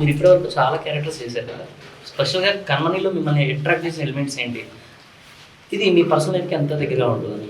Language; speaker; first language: Telugu; native; Telugu